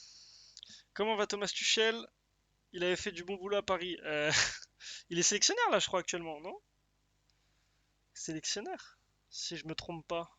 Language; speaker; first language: French; native; French